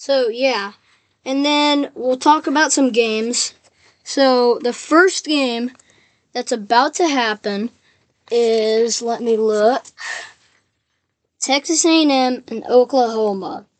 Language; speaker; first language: English; native; English